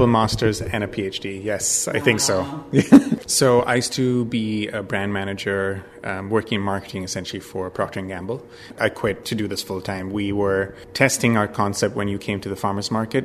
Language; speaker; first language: English; non-native, local second language; Bangla